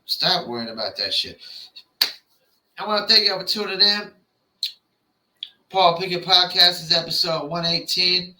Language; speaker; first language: English; native; English